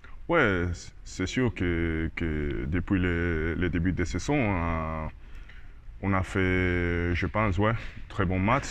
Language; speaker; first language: French; non-native, learner; Spanish